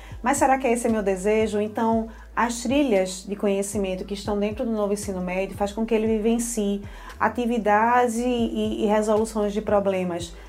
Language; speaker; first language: Portuguese; native; Portuguese